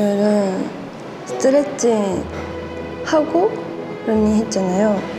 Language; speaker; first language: Korean; non-native, fluent; Japanese